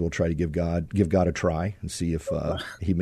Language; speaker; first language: English; native; English